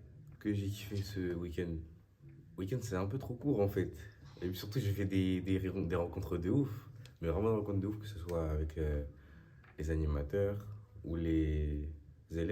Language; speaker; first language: French; native; French